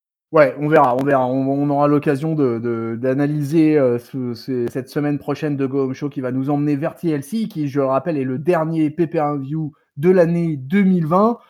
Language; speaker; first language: French; native; French